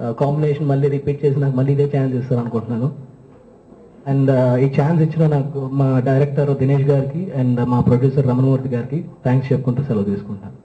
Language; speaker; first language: Telugu; native; Telugu